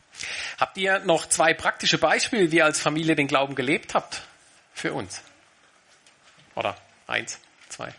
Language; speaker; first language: German; native; German